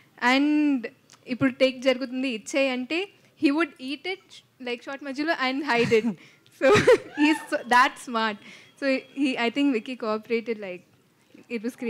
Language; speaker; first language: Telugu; non-native, fluent; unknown